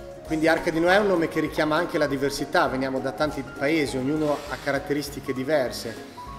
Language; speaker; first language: Italian; native; Italian